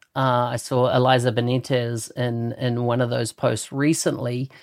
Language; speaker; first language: English; native; English